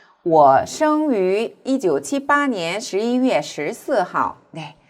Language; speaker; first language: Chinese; non-native, fluent; Korean